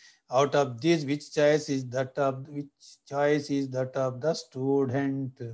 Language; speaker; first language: English; non-native, local second language; Telugu